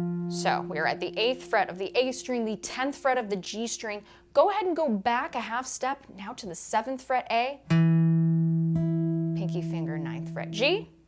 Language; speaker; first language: English; native; English